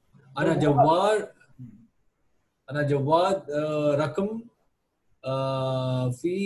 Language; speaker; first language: Arabic; non-native, learner; Hindi